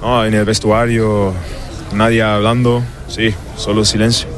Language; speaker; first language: Spanish; non-native, learner; German